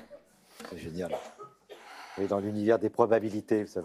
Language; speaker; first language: French; native; French